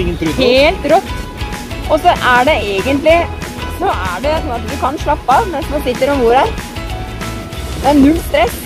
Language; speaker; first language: Norwegian; native; Norwegian